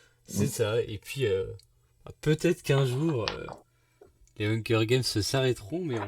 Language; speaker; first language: French; native; French